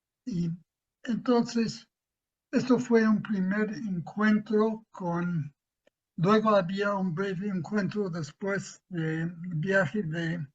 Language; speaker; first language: Spanish; non-native, fluent; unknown